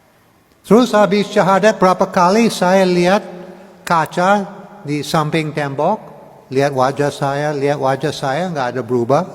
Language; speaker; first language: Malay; non-native, learner; English